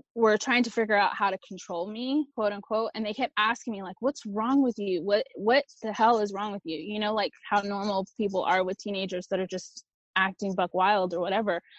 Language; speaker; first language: English; early bilingual, other home language; Spanish